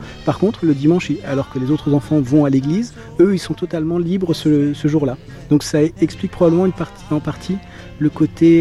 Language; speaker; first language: French; native; French